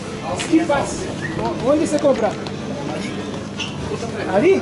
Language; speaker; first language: Spanish; non-native, learner; Portuguese